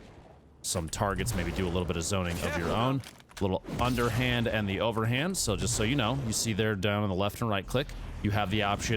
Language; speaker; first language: English; native; English